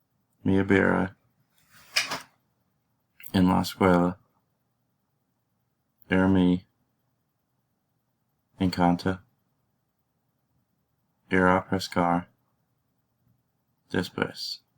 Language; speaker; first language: Spanish; non-native, learner; English